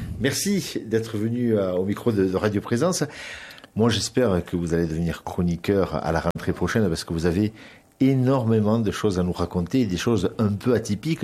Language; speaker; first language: French; native; French